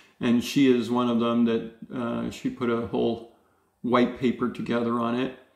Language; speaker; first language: English; native; English